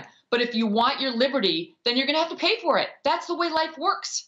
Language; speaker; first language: English; native; English